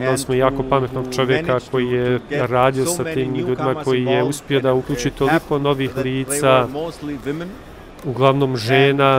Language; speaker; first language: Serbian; early bilingual, heritage; Albanian